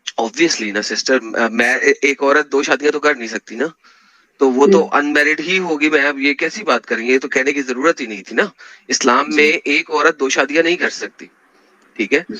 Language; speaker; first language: Urdu; native; Urdu